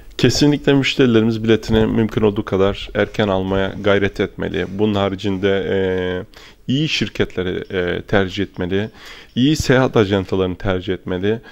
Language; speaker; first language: Turkish; early bilingual, heritage; Turkish